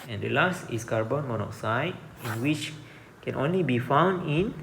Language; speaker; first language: English; non-native, local second language; Malay